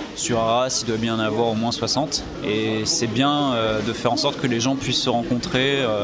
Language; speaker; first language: French; native; French